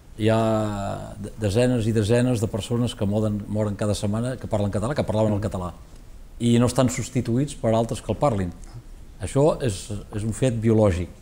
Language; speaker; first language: Catalan; native; Catalan